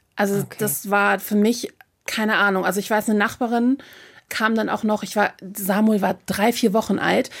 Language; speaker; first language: German; native; German